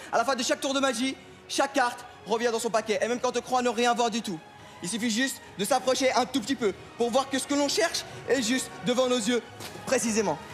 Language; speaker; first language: French; non-native, fluent; Arabic